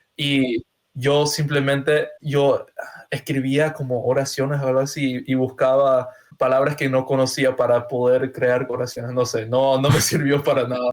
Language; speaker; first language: Spanish; non-native, fluent; English